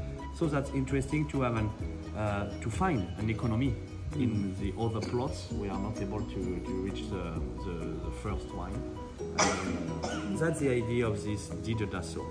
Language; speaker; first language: English; non-native, fluent; French